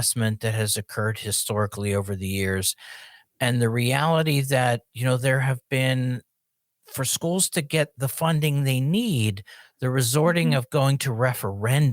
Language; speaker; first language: English; native; English